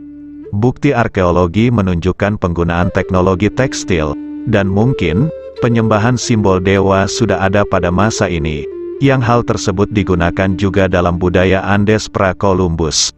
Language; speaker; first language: Indonesian; native; Indonesian